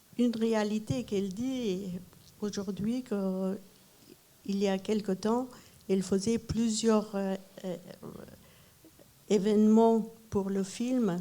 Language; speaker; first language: French; non-native, fluent; Persian